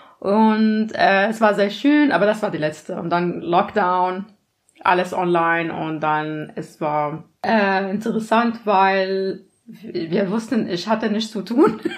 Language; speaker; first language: German; non-native, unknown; Arabic